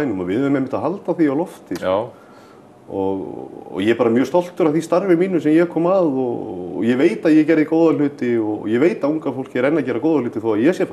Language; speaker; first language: Icelandic; native; Icelandic